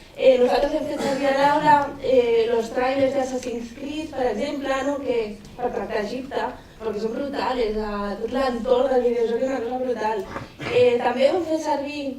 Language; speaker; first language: Catalan; non-native, local second language; Spanish